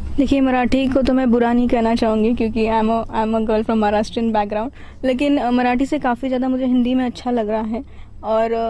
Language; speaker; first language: Hindi; non-native, local second language; Marathi